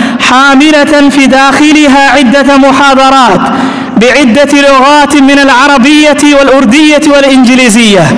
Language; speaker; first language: Arabic; non-native, fluent; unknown